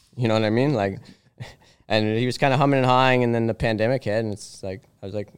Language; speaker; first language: English; native; English